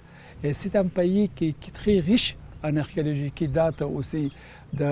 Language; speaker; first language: French; non-native, fluent; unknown